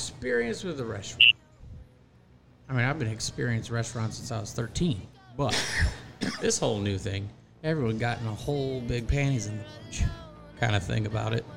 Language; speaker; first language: English; native; English